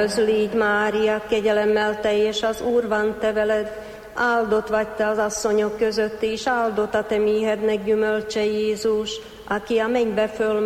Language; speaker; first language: Hungarian; native; Hungarian